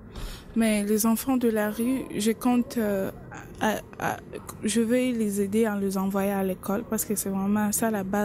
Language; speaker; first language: French; non-native, local second language; Lingala